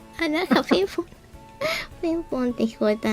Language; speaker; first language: Japanese; native; Japanese